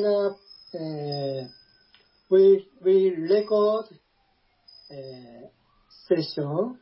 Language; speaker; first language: English; non-native, learner; Japanese